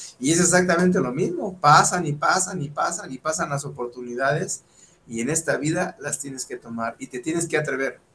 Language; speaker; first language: Spanish; native; Spanish